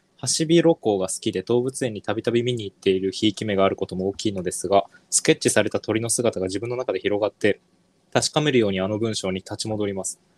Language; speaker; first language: Japanese; native; Japanese